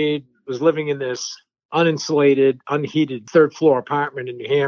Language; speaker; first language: English; early bilingual, other home language; French